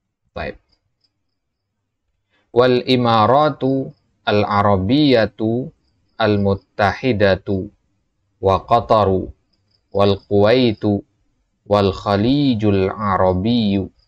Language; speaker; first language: Arabic; non-native, fluent; Indonesian